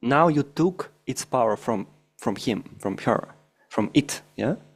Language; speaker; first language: English; non-native, fluent; Russian